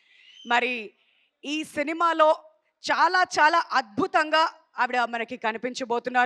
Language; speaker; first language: Telugu; native; Telugu